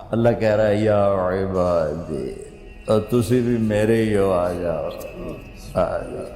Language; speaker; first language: Urdu; non-native, local second language; Punjabi